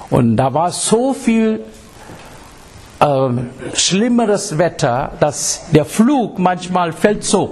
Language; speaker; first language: German; non-native, fluent; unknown